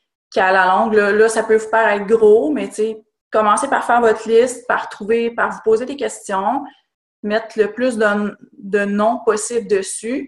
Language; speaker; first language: French; native; French